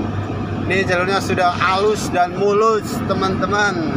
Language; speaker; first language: Indonesian; non-native, local second language; Javanese